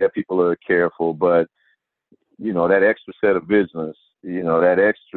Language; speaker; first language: English; native; English